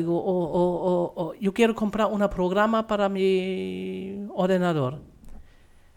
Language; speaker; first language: Spanish; non-native, fluent; German